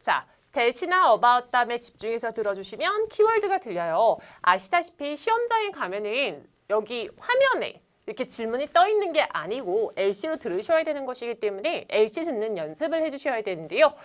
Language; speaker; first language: Korean; native; Korean